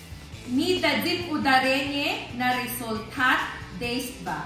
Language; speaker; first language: Russian; non-native, learner; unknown